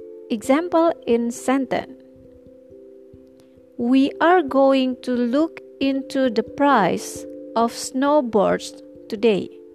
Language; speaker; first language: English; non-native, fluent; Indonesian